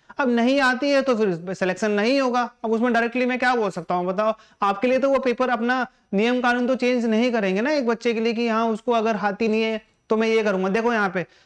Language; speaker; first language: Hindi; native; Hindi